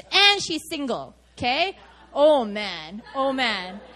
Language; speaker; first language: English; native; English